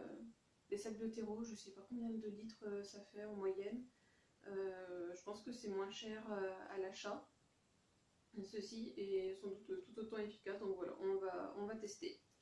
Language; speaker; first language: French; native; French